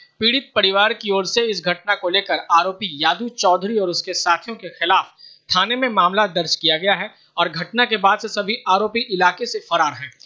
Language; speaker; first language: Hindi; native; Hindi